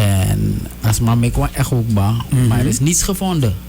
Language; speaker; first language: Dutch; native; Dutch